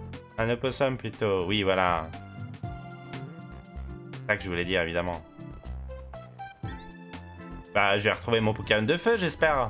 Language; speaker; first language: French; native; French